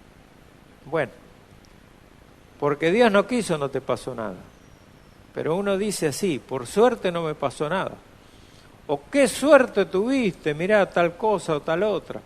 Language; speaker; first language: Spanish; native; Spanish